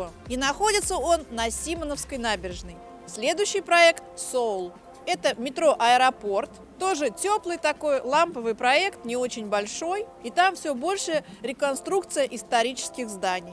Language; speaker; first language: Russian; native; Russian